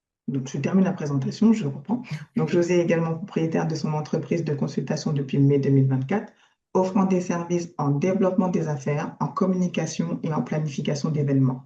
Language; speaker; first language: French; native; French